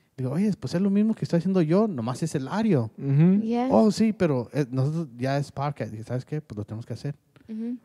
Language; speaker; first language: Spanish; early bilingual, heritage; Spanish